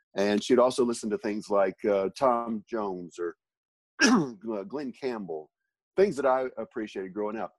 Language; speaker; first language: English; native; English